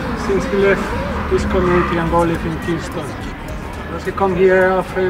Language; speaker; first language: English; non-native, learner; Spanish